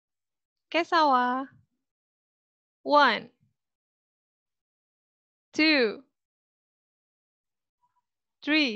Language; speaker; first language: English; non-native, learner; Indonesian